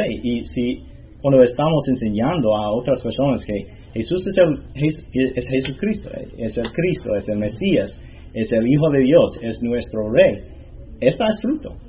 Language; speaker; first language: Spanish; non-native, learner; English